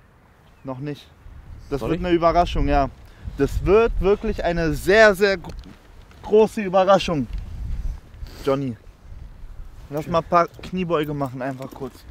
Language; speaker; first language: German; native; German